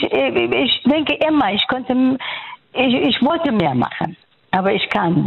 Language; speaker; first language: German; non-native, fluent; Persian